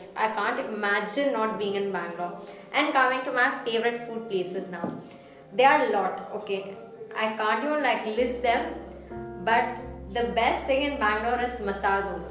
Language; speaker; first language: English; non-native, local second language; Hindi